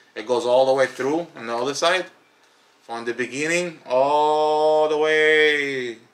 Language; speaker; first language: English; native; English